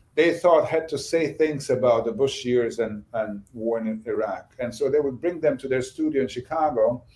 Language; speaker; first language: English; non-native, fluent; Bosnian